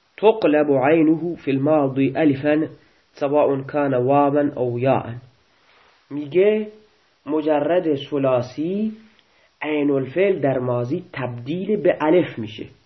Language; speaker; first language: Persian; non-native, local second language; Baluchi